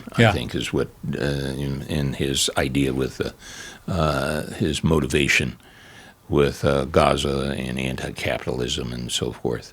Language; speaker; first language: English; native; English